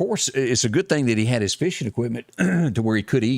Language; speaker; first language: English; native; English